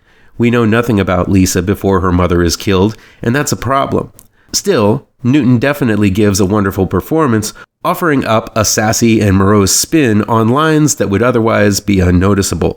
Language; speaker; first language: English; native; English